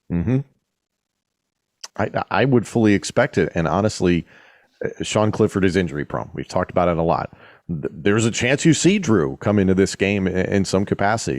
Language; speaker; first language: English; native; English